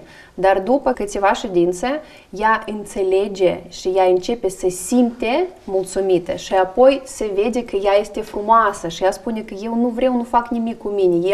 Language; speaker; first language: Romanian; non-native, learner; Russian